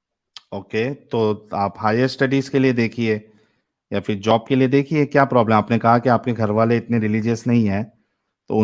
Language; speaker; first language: Hindi; native; Hindi